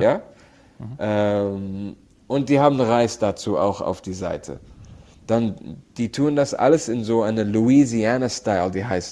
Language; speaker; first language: German; non-native, learner; Arabic